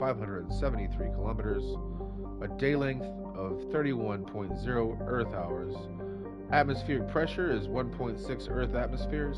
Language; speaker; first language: English; native; English